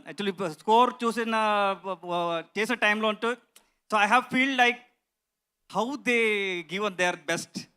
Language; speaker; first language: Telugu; non-native, learner; Kannada